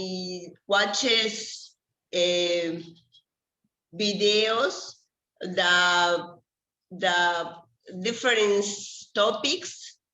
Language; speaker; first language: English; non-native, learner; Spanish